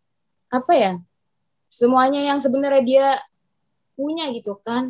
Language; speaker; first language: Indonesian; native; Indonesian